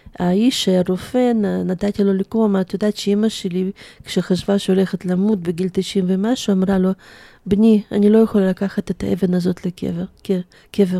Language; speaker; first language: Hebrew; non-native, fluent; Russian